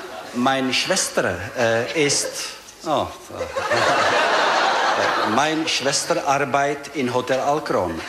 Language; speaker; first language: German; non-native, learner; Czech